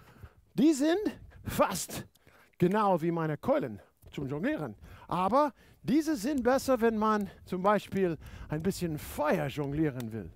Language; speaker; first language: German; non-native, fluent; English